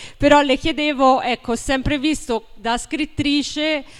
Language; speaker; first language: Italian; native; Italian